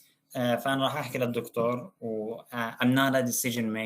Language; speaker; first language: Arabic; native; Arabic